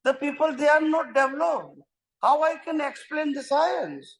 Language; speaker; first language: English; non-native, local second language; Gujarati